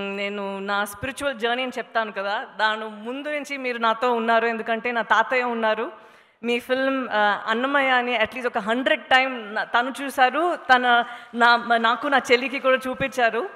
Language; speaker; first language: Telugu; non-native, fluent; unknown